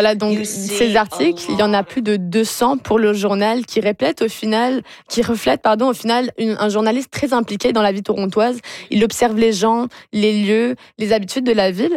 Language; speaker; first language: French; native; French